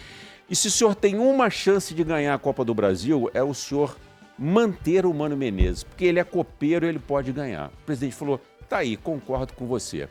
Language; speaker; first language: Portuguese; native; Portuguese